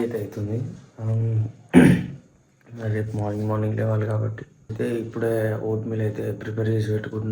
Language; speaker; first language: Telugu; native; Telugu